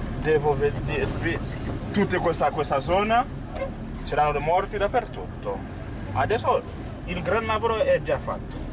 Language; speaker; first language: Italian; non-native, fluent; Haitian Creole